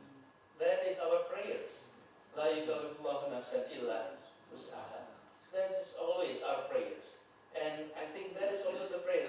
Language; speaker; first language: English; non-native, fluent; Indonesian